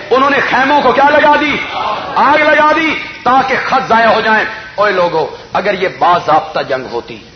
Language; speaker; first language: Urdu; non-native, local second language; Punjabi